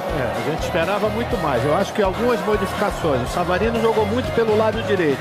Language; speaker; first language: Portuguese; native; Portuguese